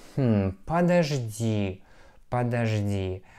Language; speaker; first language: Russian; non-native, fluent; Polish